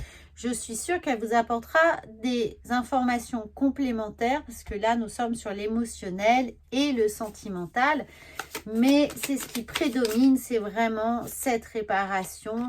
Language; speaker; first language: French; native; French